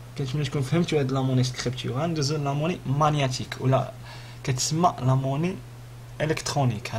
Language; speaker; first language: French; non-native, local second language; Arabic